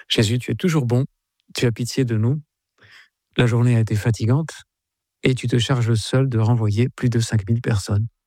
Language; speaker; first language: French; native; French